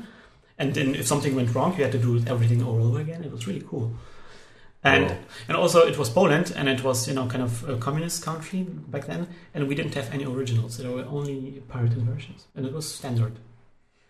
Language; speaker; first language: English; non-native, fluent; Polish